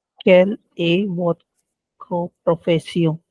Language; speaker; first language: French; non-native, learner; Hindi